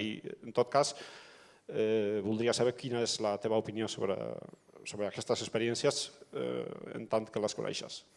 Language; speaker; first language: Catalan; non-native, learner; Basque